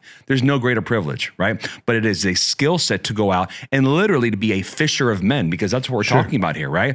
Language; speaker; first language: English; native; English